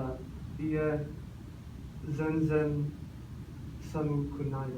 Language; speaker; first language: Japanese; non-native, learner; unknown